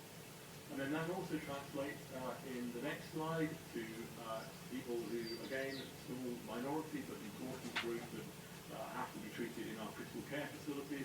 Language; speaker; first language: English; native; English